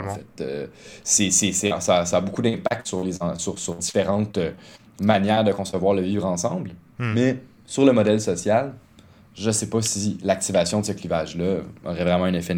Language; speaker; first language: French; native; French